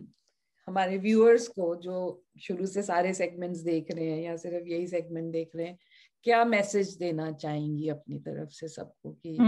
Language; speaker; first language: Hindi; native; Hindi